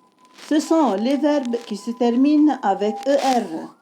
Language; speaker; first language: French; non-native, fluent; Arabic